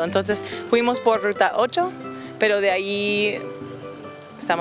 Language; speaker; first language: Spanish; non-native, fluent; English